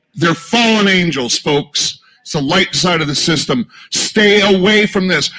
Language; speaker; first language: English; native; English